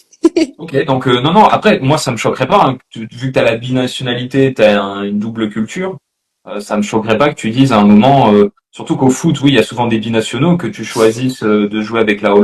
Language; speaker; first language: French; native; French